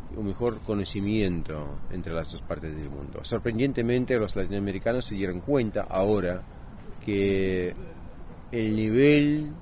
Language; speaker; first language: Spanish; native; Spanish